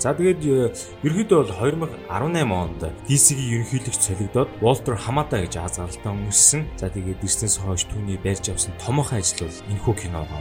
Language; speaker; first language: Mongolian; native; Mongolian